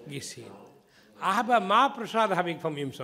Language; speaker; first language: German; non-native, fluent; Hindi